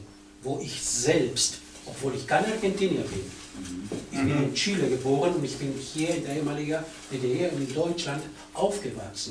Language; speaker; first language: German; non-native, fluent; Spanish